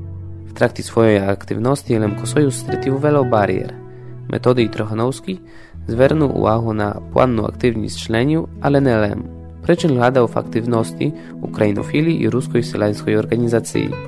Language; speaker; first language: Polish; non-native, local second language; Rusyn